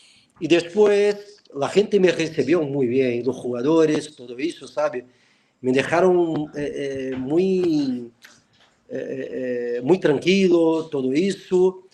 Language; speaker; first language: Spanish; non-native, fluent; Portuguese